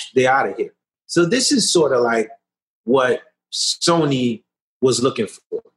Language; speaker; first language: English; early bilingual, other home language; Haitian Creole